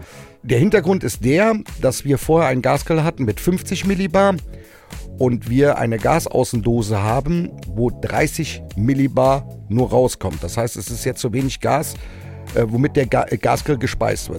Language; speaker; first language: German; native; German